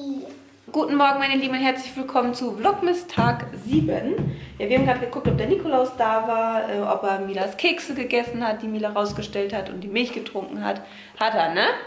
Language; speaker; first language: German; native; German